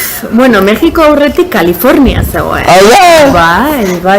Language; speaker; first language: Basque; non-native, local second language; Spanish